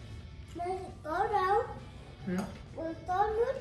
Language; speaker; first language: Vietnamese; early bilingual, heritage; Vietnamese